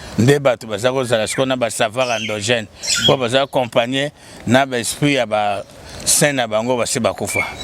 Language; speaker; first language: Lingala; non-native, local second language; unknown